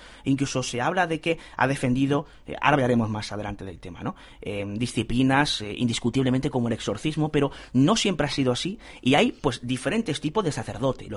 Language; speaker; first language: Spanish; native; Spanish